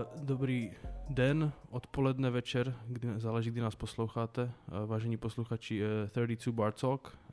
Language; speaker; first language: Czech; non-native, fluent; Slovak